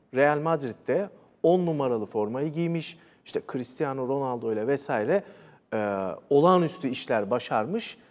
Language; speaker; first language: Turkish; native; Turkish